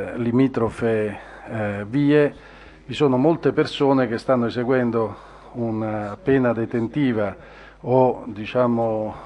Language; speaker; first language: Italian; native; Italian